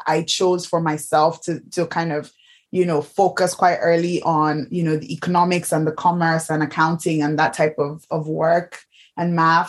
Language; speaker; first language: English; non-native, local second language; Yoruba